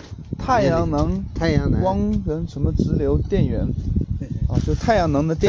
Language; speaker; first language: Chinese; non-native, fluent; English